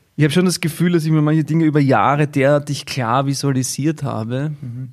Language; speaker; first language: German; native; German